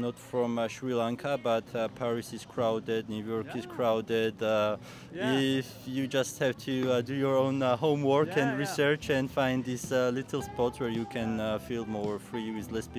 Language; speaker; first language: English; non-native, fluent; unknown